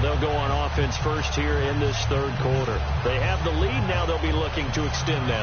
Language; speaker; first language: English; native; English